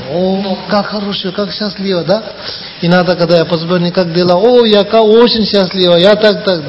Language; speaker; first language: Russian; non-native, learner; Tibetan